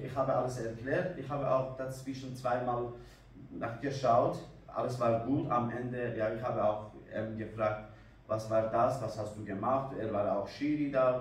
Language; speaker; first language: German; non-native, learner; Kurdish